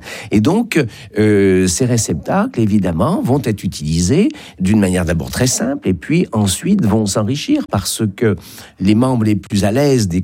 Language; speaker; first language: French; native; French